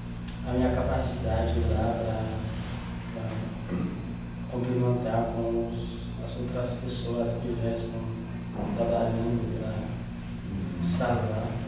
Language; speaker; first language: Portuguese; non-native, fluent; Haitian Creole